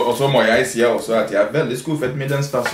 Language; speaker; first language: Norwegian; non-native, fluent; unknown